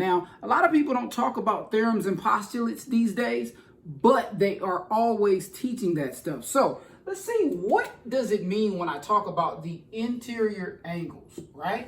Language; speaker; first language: English; native; English